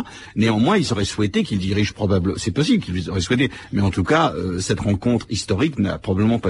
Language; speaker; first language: French; native; French